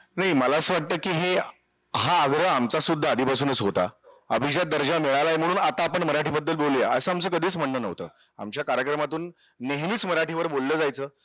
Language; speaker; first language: Marathi; native; Marathi